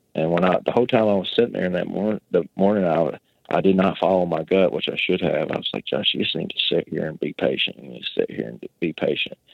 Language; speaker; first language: English; native; English